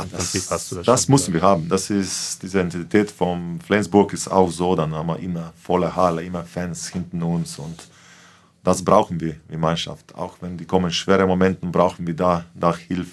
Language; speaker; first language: German; non-native, fluent; Slovenian